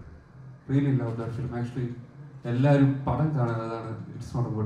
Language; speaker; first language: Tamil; non-native, learner; Malayalam